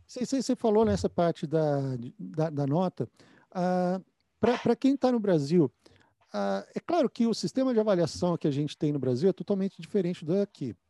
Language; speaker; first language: Portuguese; native; Portuguese